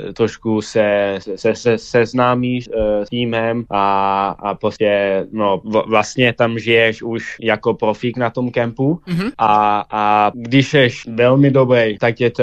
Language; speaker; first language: Czech; early bilingual, heritage; Dutch